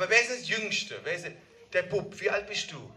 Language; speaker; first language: German; native; German